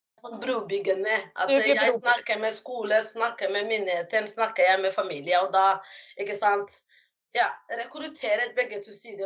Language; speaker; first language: Norwegian; non-native, fluent; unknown